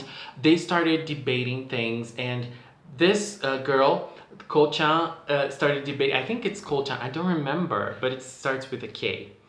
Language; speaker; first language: English; non-native, fluent; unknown